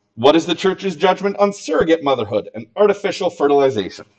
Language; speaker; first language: English; native; English